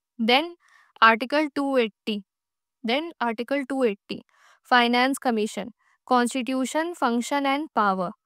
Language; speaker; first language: Hindi; native; Hindi